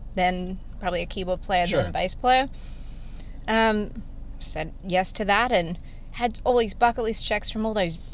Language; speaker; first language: English; native; English